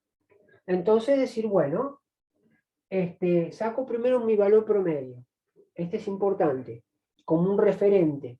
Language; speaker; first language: Spanish; native; Spanish